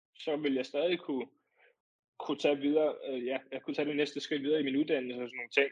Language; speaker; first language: Danish; native; Danish